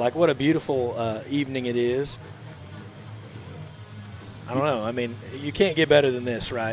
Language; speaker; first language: English; native; English